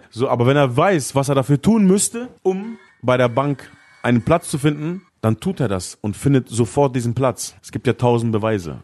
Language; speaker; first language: German; early bilingual, other home language; Arabic